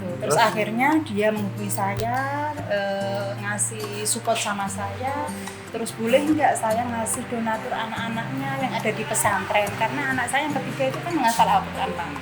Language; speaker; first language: Indonesian; non-native, local second language; Javanese